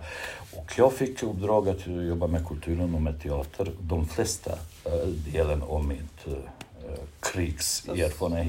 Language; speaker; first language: Swedish; non-native, fluent; Bosnian